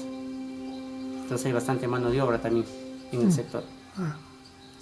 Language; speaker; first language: Spanish; native; Spanish